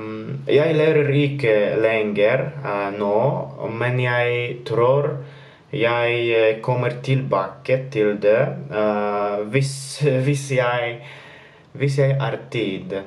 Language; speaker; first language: Norwegian; non-native, learner; Polish